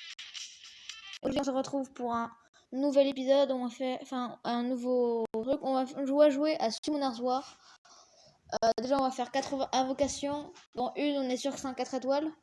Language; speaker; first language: French; native; French